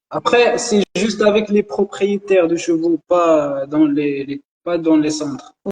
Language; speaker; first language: French; non-native, local second language; Arabic